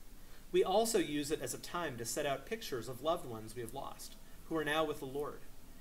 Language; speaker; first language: English; native; English